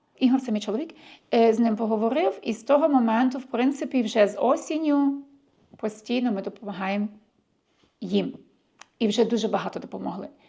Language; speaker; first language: Ukrainian; early bilingual, heritage; Ukrainian